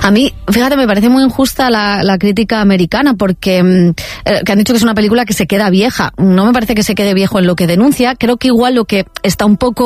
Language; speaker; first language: Spanish; native; Spanish